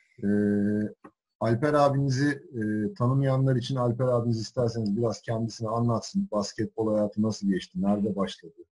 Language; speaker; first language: Turkish; native; Turkish